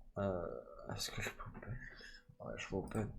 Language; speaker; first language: French; native; French